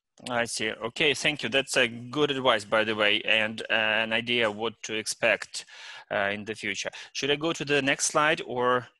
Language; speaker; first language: English; non-native, fluent; Ukrainian